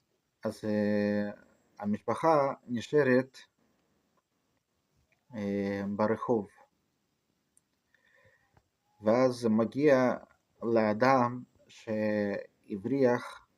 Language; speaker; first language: Hebrew; non-native, fluent; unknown